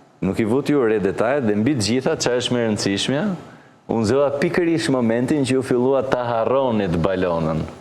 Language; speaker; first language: Albanian; native; Albanian